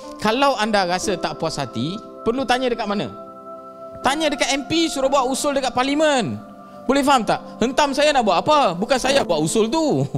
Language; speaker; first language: Malay; non-native, local second language; Tamil